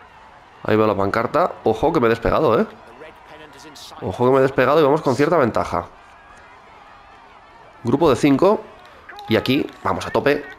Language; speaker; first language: Spanish; native; Spanish